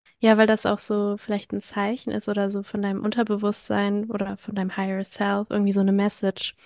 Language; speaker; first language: German; early bilingual, other home language; French